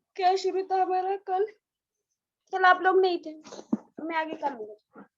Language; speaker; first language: Hindi; non-native, local second language; Marathi